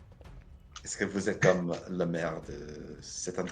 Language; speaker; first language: French; non-native, learner; English